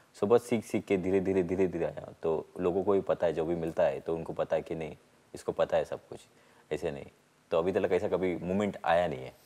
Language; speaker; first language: Hindi; non-native, local second language; Tulu